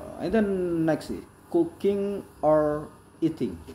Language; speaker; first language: English; non-native, learner; Indonesian